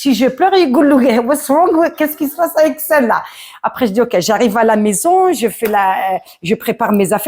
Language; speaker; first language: French; early bilingual, other home language; Arabic